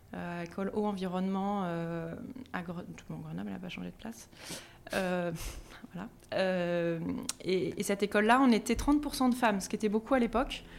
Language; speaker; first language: French; native; French